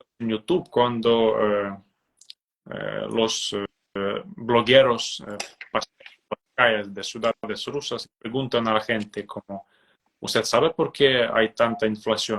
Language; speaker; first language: Spanish; non-native, fluent; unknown